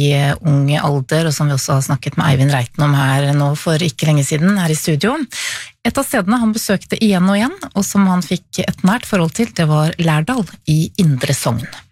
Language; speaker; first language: Norwegian; native; Norwegian